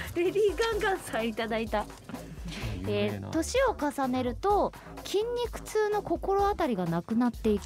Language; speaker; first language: Japanese; native; Japanese